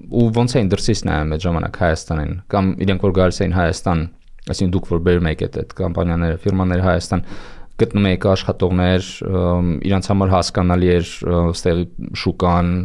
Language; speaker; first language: Armenian; native; Armenian